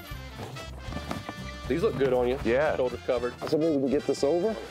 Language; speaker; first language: English; native; English